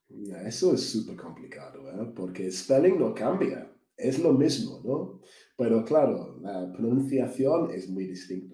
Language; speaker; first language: Spanish; non-native, fluent; English